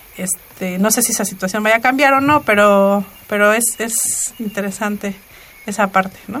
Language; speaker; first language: Spanish; non-native, local second language; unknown